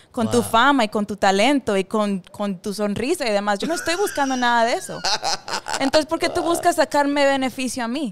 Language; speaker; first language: Spanish; early bilingual, heritage; Spanish